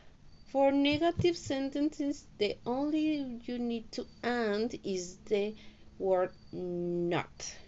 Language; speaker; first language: English; non-native, learner; Spanish